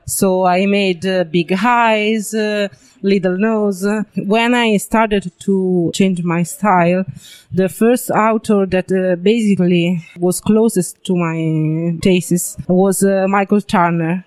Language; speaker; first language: English; non-native, learner; Italian